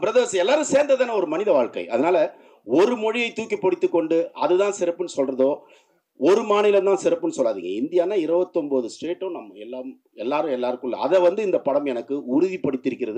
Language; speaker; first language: Tamil; native; Tamil